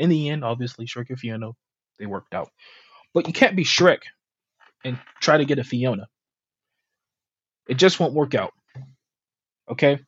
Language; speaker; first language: English; native; English